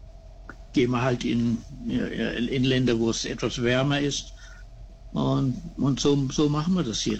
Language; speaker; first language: German; early bilingual, heritage; German